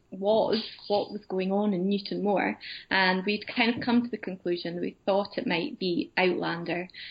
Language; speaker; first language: English; native; English